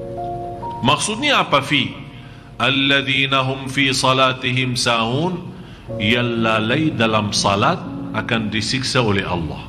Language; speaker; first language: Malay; non-native, fluent; Arabic